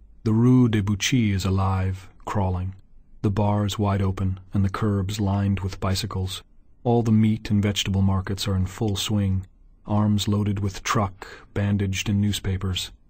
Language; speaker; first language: English; native; English